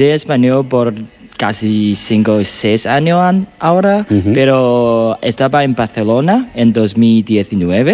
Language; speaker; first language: Spanish; non-native, learner; Chinese